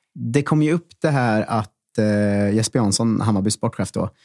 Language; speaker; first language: Swedish; native; Swedish